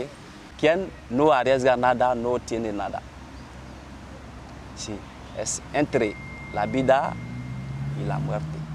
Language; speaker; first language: Spanish; non-native, learner; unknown